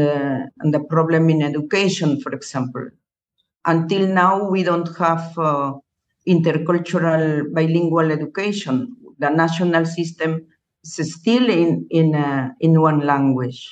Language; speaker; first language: English; non-native, learner; Spanish